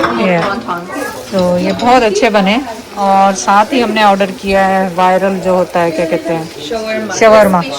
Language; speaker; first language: Urdu; native; Urdu